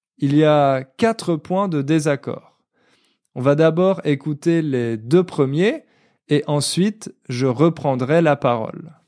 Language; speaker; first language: French; native; French